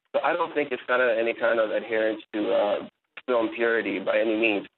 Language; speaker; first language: English; native; English